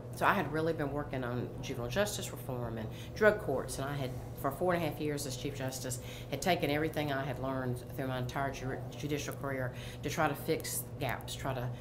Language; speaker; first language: English; native; English